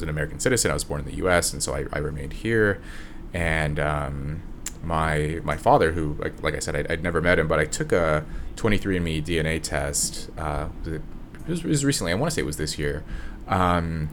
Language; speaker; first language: English; native; English